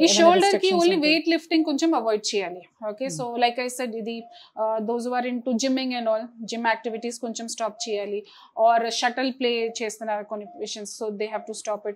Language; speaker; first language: Telugu; non-native, local second language; Hindi